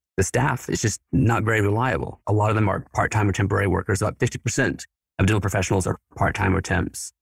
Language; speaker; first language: English; early bilingual, other home language; Spanish